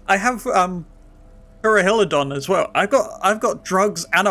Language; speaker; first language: English; native; English